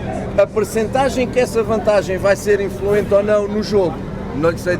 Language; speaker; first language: Portuguese; native; Portuguese